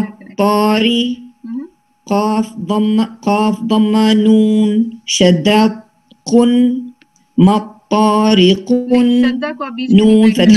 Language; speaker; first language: Arabic; non-native, learner; Urdu